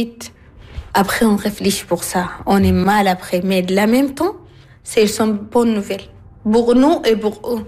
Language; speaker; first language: French; non-native, learner; Arabic